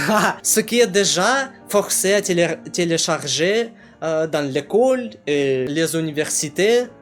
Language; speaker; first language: French; non-native, learner; Russian